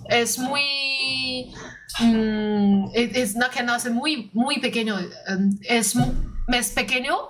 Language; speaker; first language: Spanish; non-native, learner; Chinese